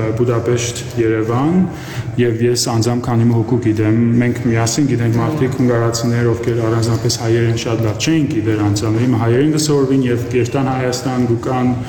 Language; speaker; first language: Armenian; early bilingual, heritage; Armenian